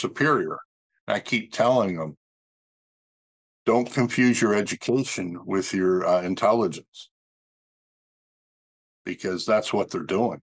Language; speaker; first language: English; native; English